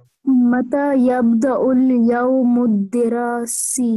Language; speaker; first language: Arabic; non-native, learner; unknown